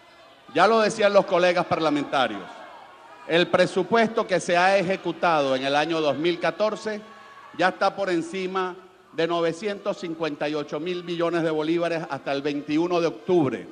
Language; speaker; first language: Spanish; native; Spanish